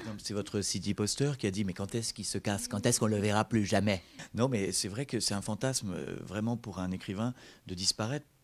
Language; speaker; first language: French; native; French